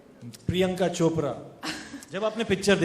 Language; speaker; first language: Hindi; native; Hindi